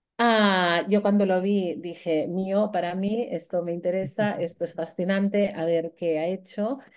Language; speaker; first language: Spanish; non-native, local second language; Catalan